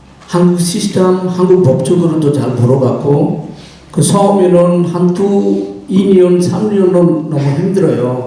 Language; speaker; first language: Korean; non-native, fluent; Bangla